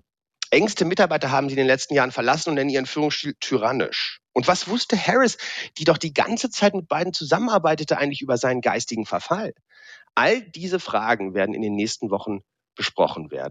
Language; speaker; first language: German; native; German